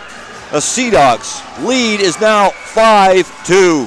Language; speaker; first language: English; native; English